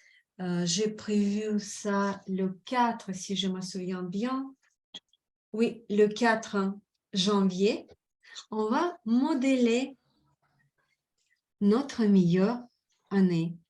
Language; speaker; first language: French; non-native, fluent; Russian